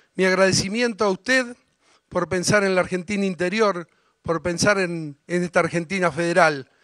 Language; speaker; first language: Spanish; native; Spanish